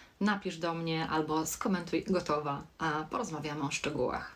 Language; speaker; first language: Polish; native; Polish